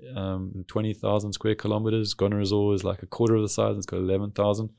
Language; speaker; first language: English; native; English